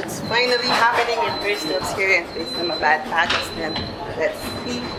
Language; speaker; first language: English; non-native, local second language; Filipino